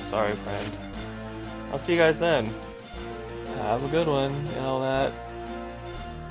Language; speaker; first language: English; native; English